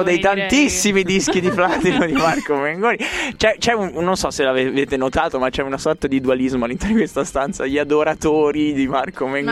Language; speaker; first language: Italian; native; Italian